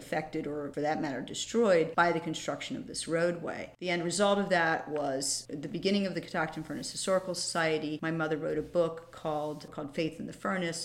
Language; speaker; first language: English; native; English